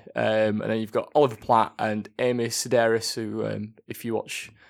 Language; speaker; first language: English; native; English